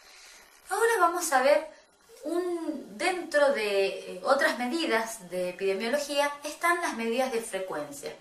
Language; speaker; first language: Spanish; native; Spanish